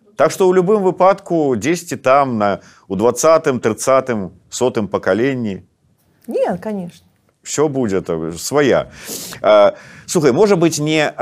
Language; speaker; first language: Belarusian; native; Belarusian